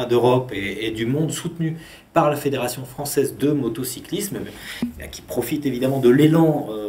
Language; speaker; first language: French; native; French